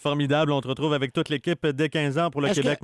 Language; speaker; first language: French; native; French